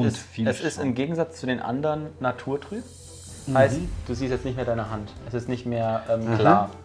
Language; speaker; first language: German; native; German